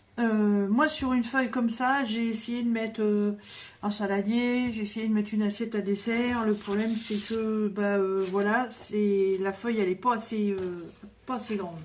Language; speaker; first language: French; native; French